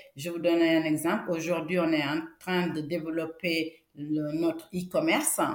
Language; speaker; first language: French; non-native, local second language; Wolof